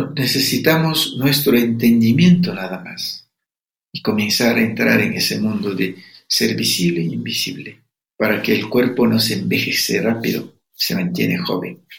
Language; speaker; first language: Spanish; non-native, local second language; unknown